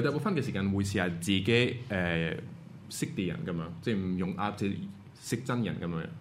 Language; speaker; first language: Cantonese; non-native, fluent; French